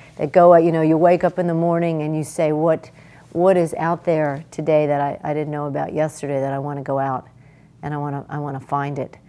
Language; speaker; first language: English; native; English